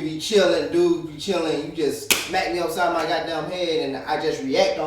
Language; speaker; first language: English; native; English